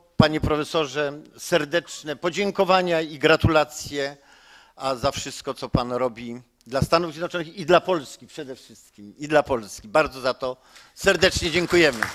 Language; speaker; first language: Polish; native; Polish